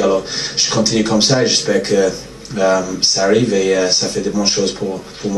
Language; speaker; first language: French; non-native, fluent; English